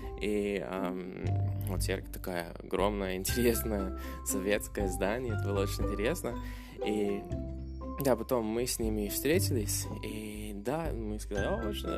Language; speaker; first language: Russian; non-native, fluent; English